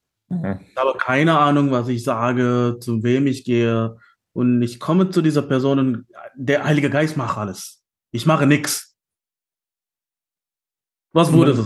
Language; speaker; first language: German; non-native, fluent; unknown